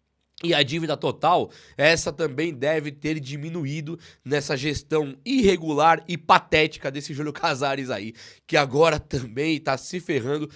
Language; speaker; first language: Portuguese; native; Portuguese